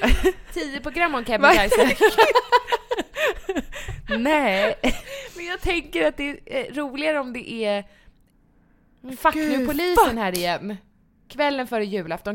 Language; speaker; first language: Swedish; native; Swedish